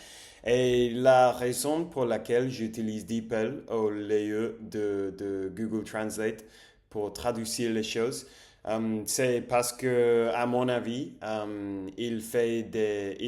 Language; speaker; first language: French; non-native, learner; English